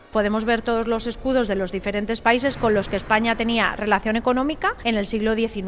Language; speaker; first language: Spanish; native; Spanish